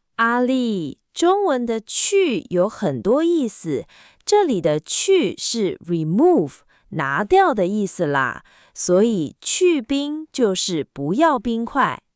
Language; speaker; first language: Chinese; native; Chinese